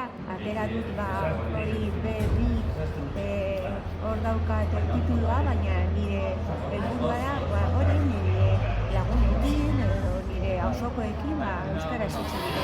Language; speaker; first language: Basque; non-native, fluent; Spanish